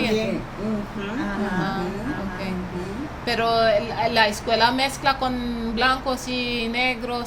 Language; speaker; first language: Spanish; early bilingual, heritage; English